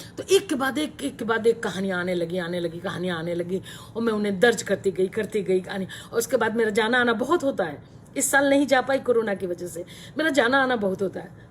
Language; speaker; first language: Hindi; native; Hindi